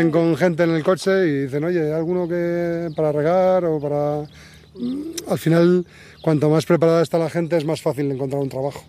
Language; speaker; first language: Spanish; native; Spanish